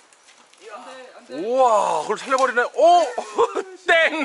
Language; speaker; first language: Korean; native; Korean